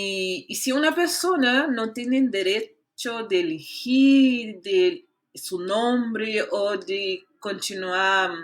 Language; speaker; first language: Spanish; non-native, fluent; Portuguese